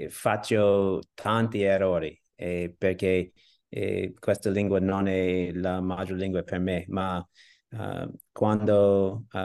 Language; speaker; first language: Italian; non-native, learner; English